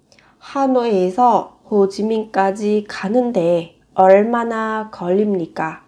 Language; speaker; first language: Korean; non-native, fluent; Vietnamese